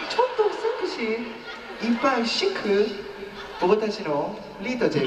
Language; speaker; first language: Japanese; non-native, learner; Korean